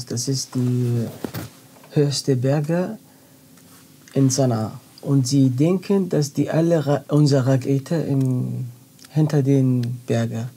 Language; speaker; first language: German; non-native, learner; Arabic